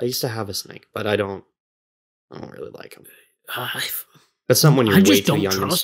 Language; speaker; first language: English; native; English